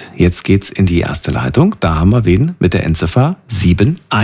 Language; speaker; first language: German; native; German